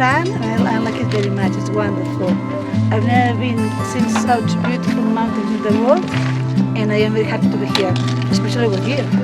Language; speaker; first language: English; non-native, learner; Spanish